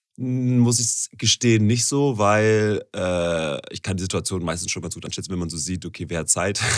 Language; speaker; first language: German; native; German